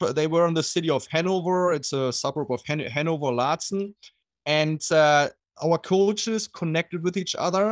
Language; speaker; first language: English; non-native, fluent; German